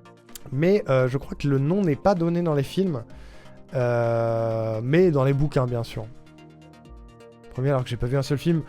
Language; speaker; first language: French; native; French